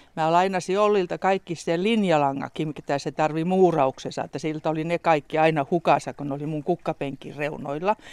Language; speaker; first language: Finnish; native; Finnish